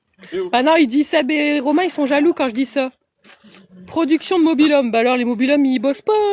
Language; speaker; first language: French; native; French